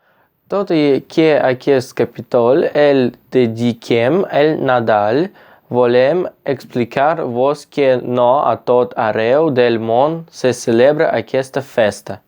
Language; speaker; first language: Catalan; non-native, learner; Russian